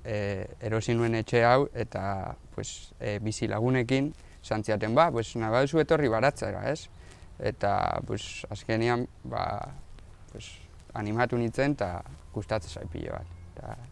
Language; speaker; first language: Basque; non-native, local second language; Spanish